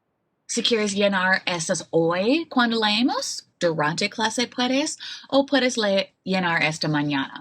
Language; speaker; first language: Spanish; non-native, fluent; English